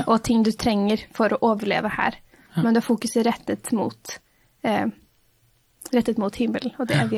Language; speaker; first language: Norwegian; native; Norwegian